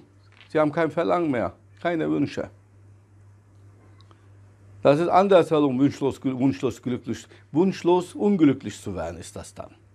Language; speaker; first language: German; non-native, fluent; Turkish